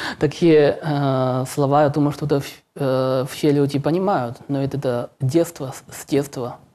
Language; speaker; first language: Russian; non-native, learner; Chinese